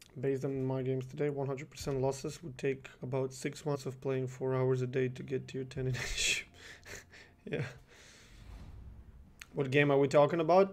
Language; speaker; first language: English; non-native, fluent; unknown